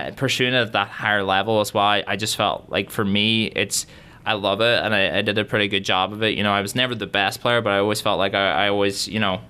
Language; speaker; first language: English; native; English